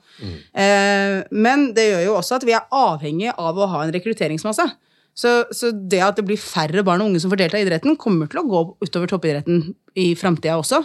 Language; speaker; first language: Norwegian; early bilingual, other home language; Arabic